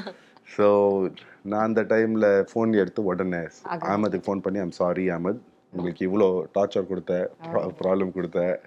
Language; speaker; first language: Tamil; non-native, local second language; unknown